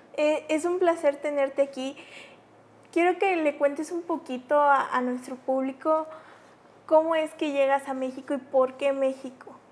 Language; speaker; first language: Spanish; native; Spanish